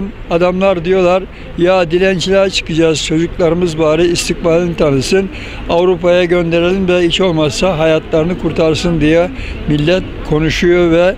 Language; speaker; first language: Turkish; native; Turkish